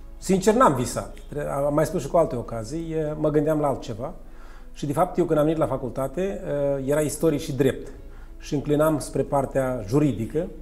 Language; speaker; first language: Romanian; native; Romanian